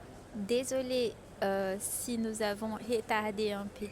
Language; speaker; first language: French; non-native, fluent; Portuguese